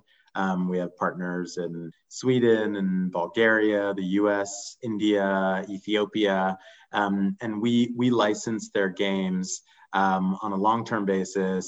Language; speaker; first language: English; native; English